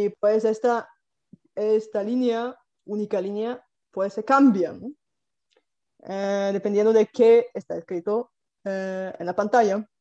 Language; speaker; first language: Spanish; non-native, fluent; Bulgarian